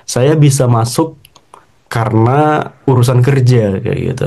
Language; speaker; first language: Indonesian; native; Indonesian